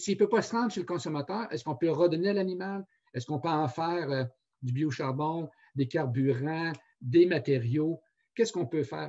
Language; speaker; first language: French; native; French